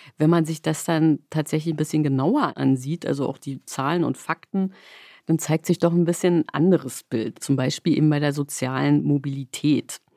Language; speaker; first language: German; native; German